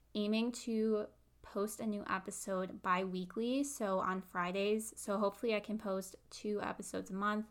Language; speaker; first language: English; native; English